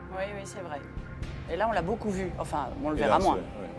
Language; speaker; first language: French; native; French